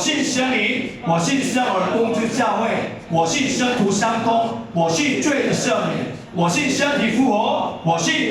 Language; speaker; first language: Chinese; non-native, fluent; Korean